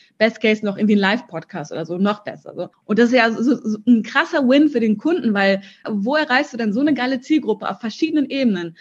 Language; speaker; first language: German; early bilingual, other home language; Russian